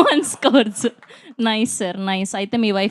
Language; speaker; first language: Telugu; native; Telugu